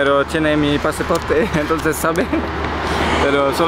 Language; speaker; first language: Spanish; non-native, learner; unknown